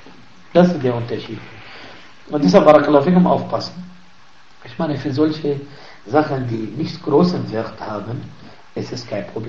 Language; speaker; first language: German; non-native, fluent; Arabic